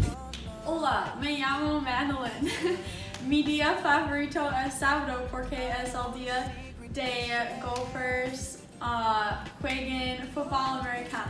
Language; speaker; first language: Spanish; non-native, learner; English